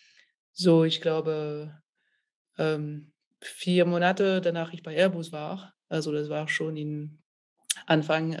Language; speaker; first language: German; non-native, fluent; French